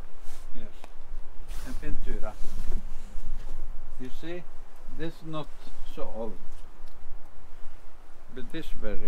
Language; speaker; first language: English; non-native, learner; Norwegian